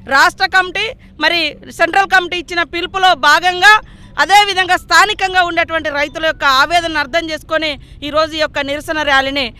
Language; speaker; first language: Telugu; native; Telugu